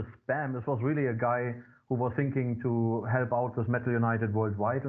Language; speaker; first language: English; non-native, fluent; German